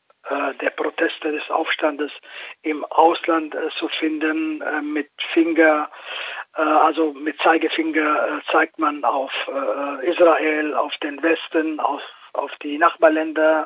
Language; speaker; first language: German; non-native, fluent; Kurdish